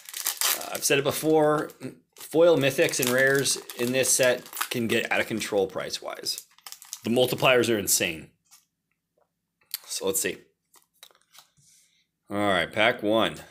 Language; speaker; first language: English; native; English